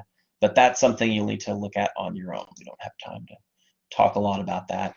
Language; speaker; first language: English; native; English